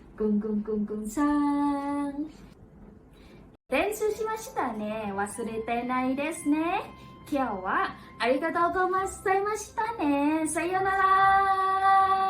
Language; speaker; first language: Japanese; non-native, learner; Thai